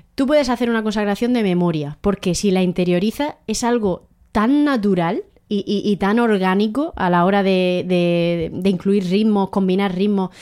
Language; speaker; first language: Spanish; native; Spanish